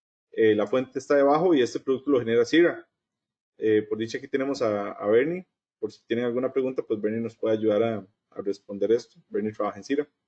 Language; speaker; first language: Spanish; native; Spanish